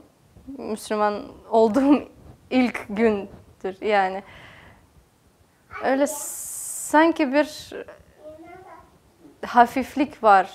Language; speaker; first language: Turkish; non-native, fluent; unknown